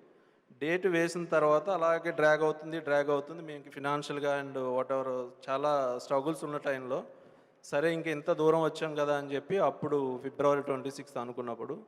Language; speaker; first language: Telugu; native; Telugu